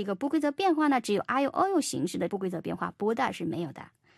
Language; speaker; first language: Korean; non-native, fluent; Chinese